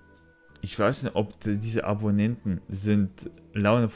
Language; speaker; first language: German; non-native, learner; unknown